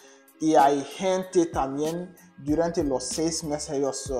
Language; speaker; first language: Spanish; non-native, learner; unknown